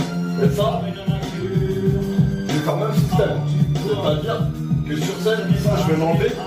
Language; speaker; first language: French; native; French